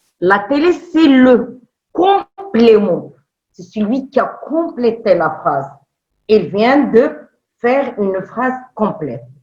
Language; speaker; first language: French; non-native, local second language; Arabic